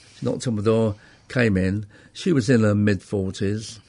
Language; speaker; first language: English; native; English